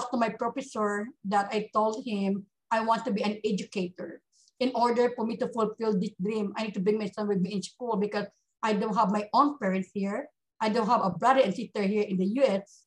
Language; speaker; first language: English; non-native, local second language; Hiligaynon